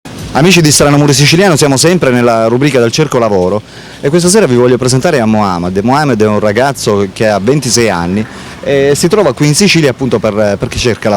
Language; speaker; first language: Italian; native; Italian